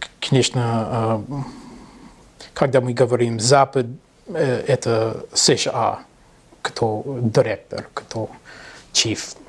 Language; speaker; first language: Russian; non-native, learner; English